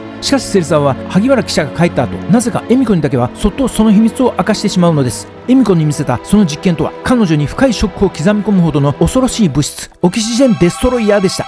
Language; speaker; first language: Japanese; native; Japanese